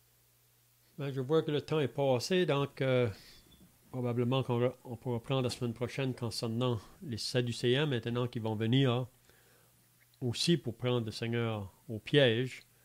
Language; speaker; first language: French; native; French